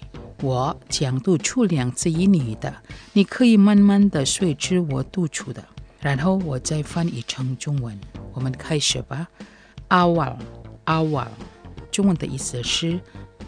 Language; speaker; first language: Chinese; non-native, fluent; Indonesian